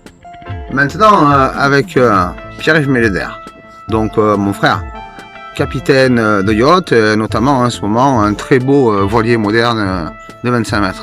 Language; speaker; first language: French; native; French